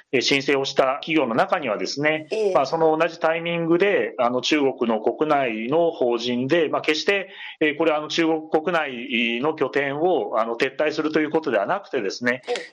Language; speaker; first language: Japanese; native; Japanese